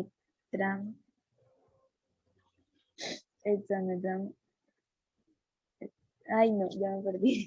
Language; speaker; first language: Spanish; native; Spanish